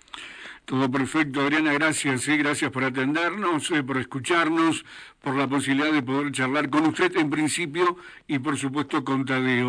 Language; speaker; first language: Spanish; native; Spanish